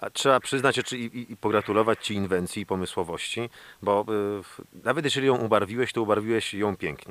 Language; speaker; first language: Polish; native; Polish